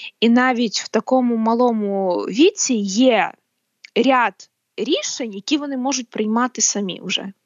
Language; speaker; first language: Ukrainian; native; Ukrainian